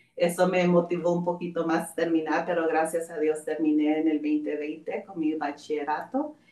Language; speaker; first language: Spanish; early bilingual, heritage; Spanish